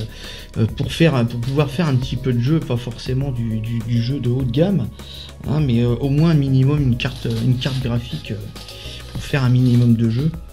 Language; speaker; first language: French; native; French